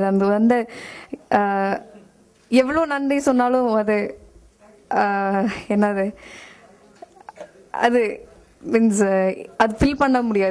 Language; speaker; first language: Tamil; non-native, fluent; Malayalam